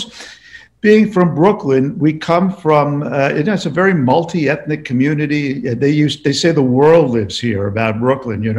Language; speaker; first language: English; native; English